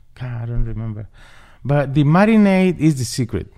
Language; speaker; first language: English; non-native, learner; Spanish